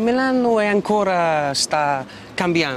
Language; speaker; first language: Italian; non-native, learner; English